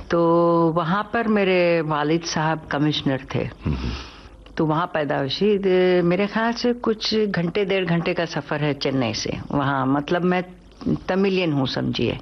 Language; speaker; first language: Hindi; non-native, local second language; Urdu